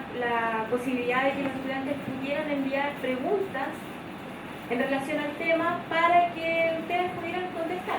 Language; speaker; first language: Spanish; native; Spanish